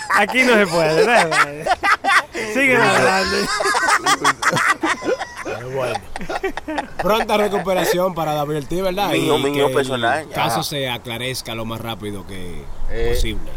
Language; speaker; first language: Spanish; early bilingual, heritage; Spanish